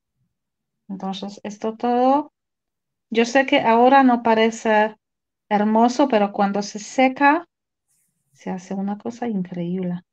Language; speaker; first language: Spanish; non-native, fluent; Polish